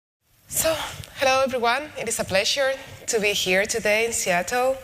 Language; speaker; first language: English; non-native, fluent; Spanish